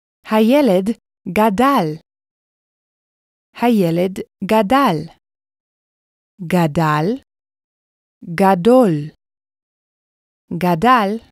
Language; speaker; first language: Hebrew; non-native, fluent; English